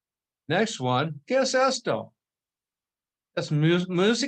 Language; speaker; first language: Spanish; non-native, learner; English